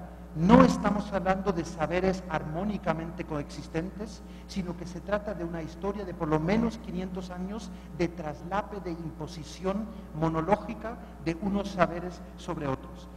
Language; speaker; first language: Spanish; non-native, fluent; German